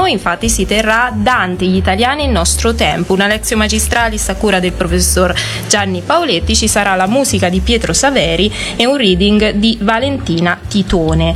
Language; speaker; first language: Italian; native; Italian